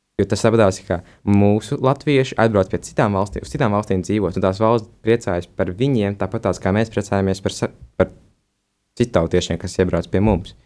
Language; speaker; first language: Latvian; native; Latvian